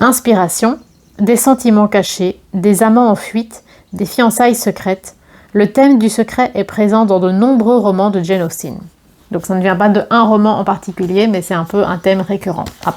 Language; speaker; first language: French; native; French